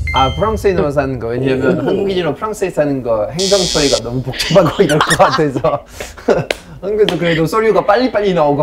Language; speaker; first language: Korean; non-native, fluent; French